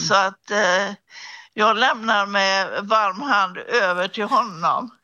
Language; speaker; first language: Swedish; native; Swedish